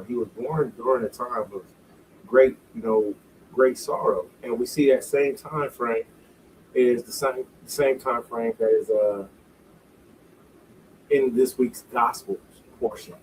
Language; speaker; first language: English; native; English